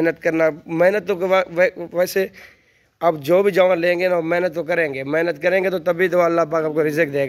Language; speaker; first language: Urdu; non-native, local second language; Saraiki